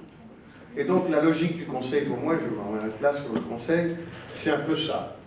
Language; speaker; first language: French; non-native, fluent; Spanish